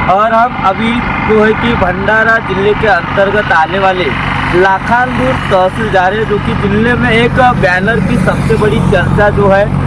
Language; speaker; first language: Hindi; non-native, local second language; Marathi